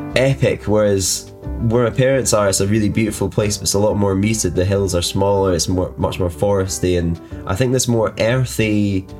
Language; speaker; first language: English; native; English